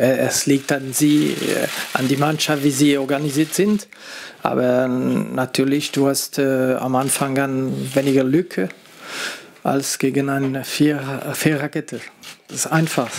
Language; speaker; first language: German; non-native, fluent; French